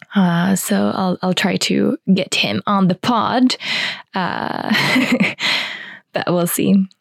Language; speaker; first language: English; non-native, fluent; Finnish